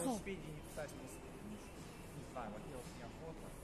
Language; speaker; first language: Russian; native; Russian